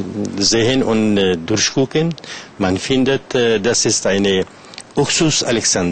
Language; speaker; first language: German; non-native, learner; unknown